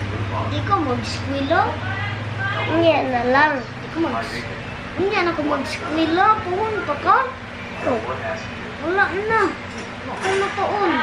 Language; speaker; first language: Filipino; non-native, local second language; Cebuano